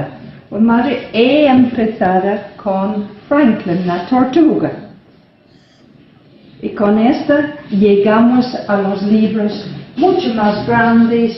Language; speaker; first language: Spanish; non-native, fluent; English